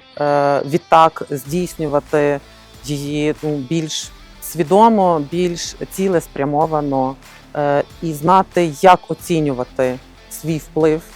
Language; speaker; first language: Ukrainian; native; Ukrainian